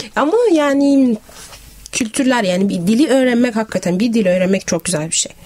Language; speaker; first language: Turkish; non-native, fluent; Arabic